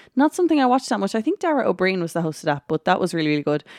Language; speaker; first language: English; native; English